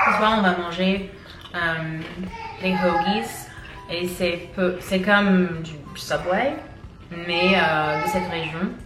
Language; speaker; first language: French; non-native, fluent; English